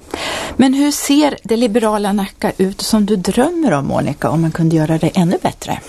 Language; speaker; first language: Swedish; native; Swedish